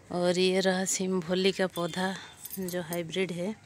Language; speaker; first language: Hindi; non-native, local second language; Odia